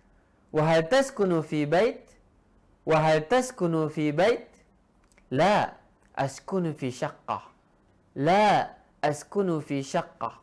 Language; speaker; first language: Arabic; non-native, fluent; Indonesian